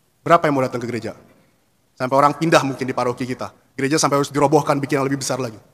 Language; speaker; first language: Indonesian; native; Indonesian